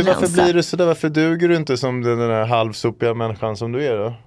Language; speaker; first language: Swedish; native; Swedish